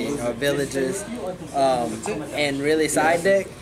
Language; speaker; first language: English; native; English